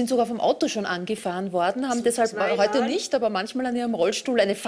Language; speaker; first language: German; native; German